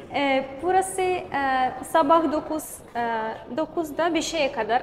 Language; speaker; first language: Turkish; non-native, learner; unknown